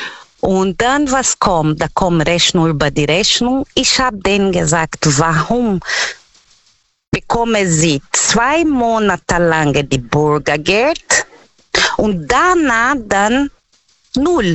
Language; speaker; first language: German; non-native, fluent; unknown